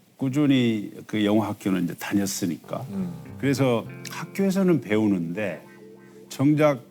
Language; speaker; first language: Korean; native; Korean